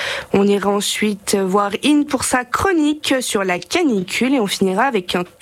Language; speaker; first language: French; native; French